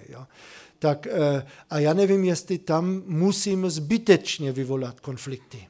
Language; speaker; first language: Czech; non-native, fluent; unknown